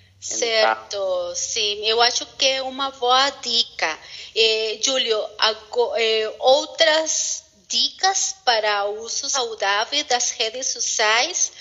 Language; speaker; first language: Portuguese; non-native, learner; Spanish